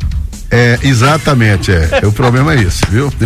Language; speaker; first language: Portuguese; native; Portuguese